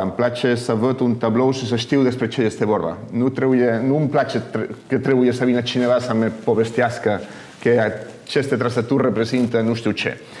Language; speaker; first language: Romanian; non-native, fluent; Catalan